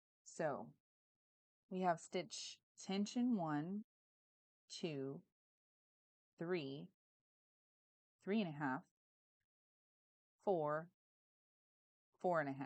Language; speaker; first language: English; native; English